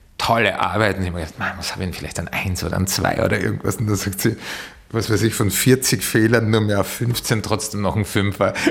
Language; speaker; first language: German; early bilingual, heritage; German